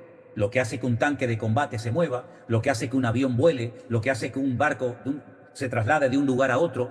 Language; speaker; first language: Spanish; native; Spanish